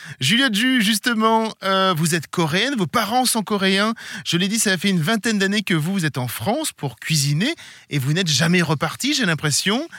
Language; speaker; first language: French; native; French